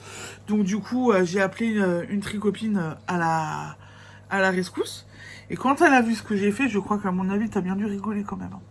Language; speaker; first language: French; native; French